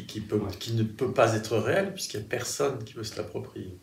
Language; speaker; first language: French; native; French